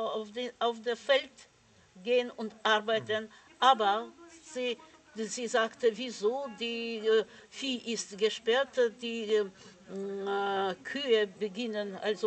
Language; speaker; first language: German; non-native, fluent; Russian